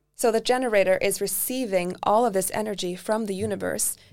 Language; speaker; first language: English; early bilingual, other home language; Icelandic